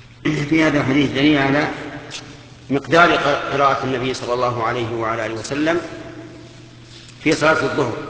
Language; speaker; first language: Arabic; native; Arabic